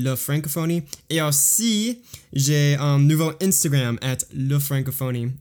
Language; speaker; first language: French; non-native, fluent; English